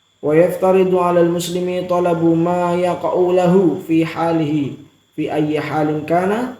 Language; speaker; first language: Arabic; non-native, learner; Indonesian